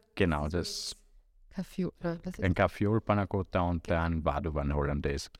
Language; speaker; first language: German; non-native, fluent; Romanian